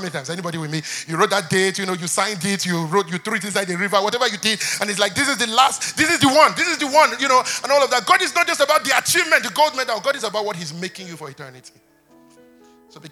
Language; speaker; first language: English; non-native, local second language; Yoruba